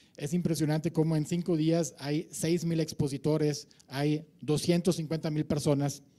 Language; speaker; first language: Spanish; non-native, fluent; German